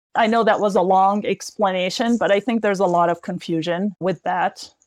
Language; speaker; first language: English; non-native, fluent; Arabic